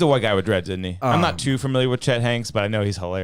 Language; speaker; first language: English; native; English